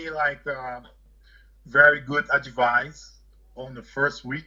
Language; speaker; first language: English; non-native, learner; Portuguese